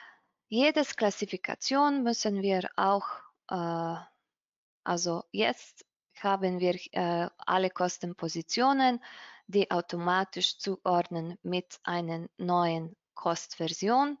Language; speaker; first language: German; non-native, fluent; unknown